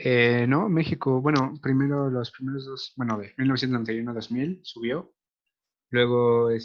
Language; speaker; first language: Spanish; native; Spanish